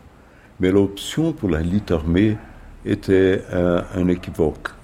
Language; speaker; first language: French; non-native, fluent; Portuguese